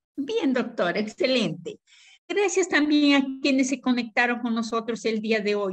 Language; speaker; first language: Spanish; native; Spanish